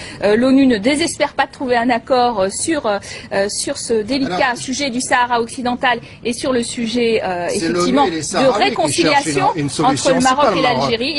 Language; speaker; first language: French; native; French